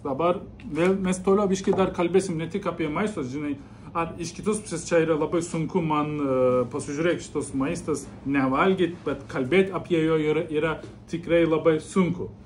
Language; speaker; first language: Lithuanian; non-native, learner; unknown